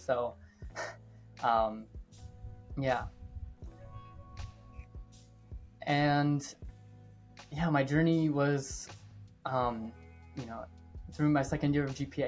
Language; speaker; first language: English; native; English